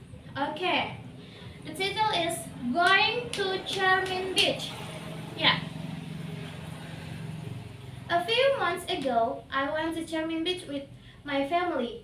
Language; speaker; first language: English; non-native, learner; Indonesian